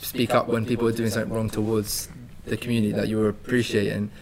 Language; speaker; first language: English; native; English